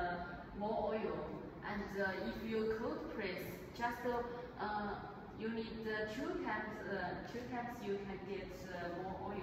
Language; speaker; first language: English; non-native, learner; Chinese